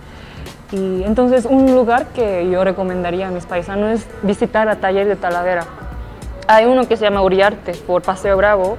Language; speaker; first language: Spanish; non-native, fluent; Japanese